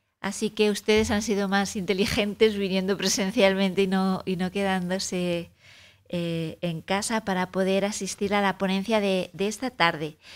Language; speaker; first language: Spanish; native; Spanish